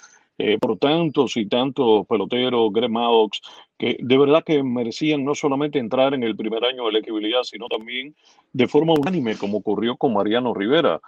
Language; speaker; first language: Spanish; native; Spanish